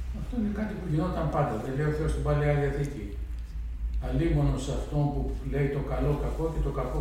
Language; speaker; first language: Greek; native; Greek